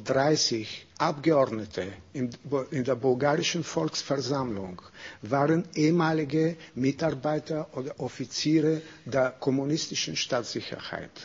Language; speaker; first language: German; non-native, fluent; Bulgarian